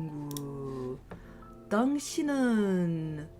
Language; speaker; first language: Korean; non-native, learner; English